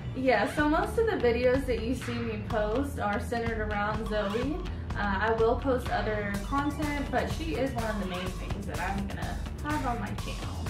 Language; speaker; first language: English; native; English